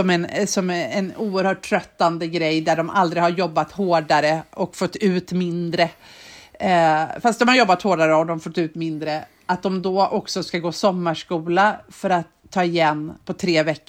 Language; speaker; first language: Swedish; native; Swedish